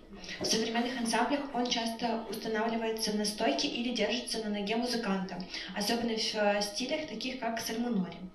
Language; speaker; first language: Russian; native; Russian